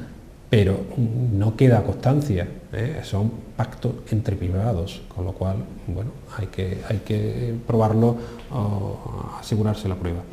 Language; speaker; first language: Spanish; native; Spanish